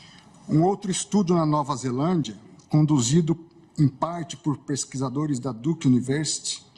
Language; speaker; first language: Portuguese; native; Portuguese